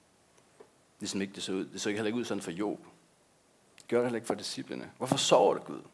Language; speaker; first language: Danish; native; Danish